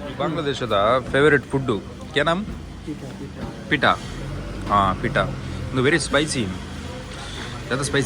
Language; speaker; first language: Hindi; non-native, local second language; Tulu